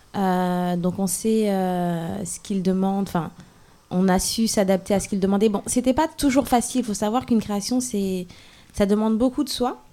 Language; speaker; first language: French; native; French